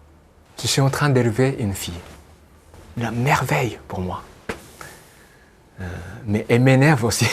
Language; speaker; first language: French; non-native, fluent; Japanese